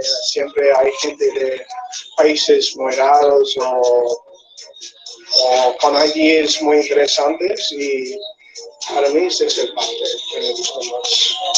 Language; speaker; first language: Spanish; non-native, fluent; English